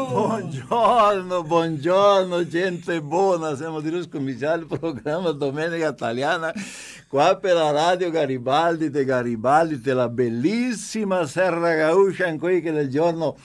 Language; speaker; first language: Italian; early bilingual, heritage; Italian